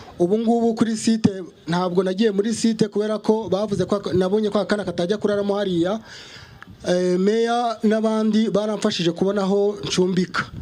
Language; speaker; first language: Kinyarwanda; native; Kinyarwanda